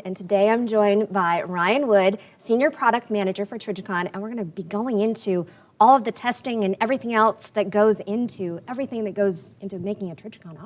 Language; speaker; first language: English; native; English